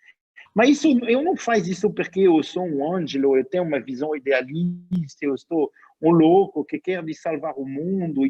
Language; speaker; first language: Portuguese; non-native, fluent; French